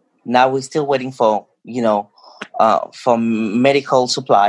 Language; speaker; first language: English; non-native, local second language; French